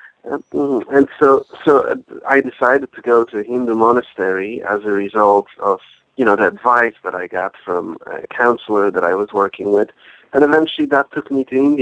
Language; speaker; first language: English; non-native, fluent; Polish